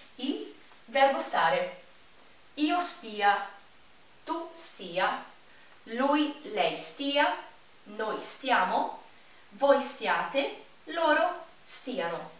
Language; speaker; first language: Italian; non-native, fluent; Portuguese